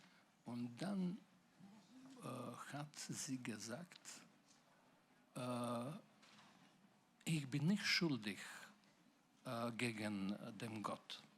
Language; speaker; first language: German; non-native, fluent; Slovenian